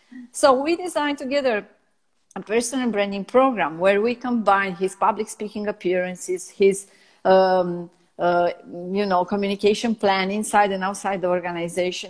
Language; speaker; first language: English; non-native, fluent; Romanian